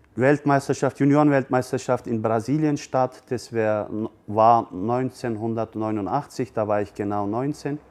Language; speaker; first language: German; early bilingual, other home language; Turkish